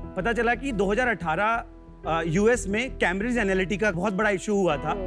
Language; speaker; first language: Hindi; native; Hindi